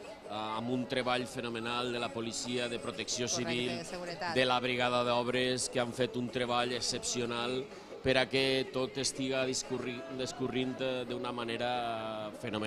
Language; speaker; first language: Catalan; native; Catalan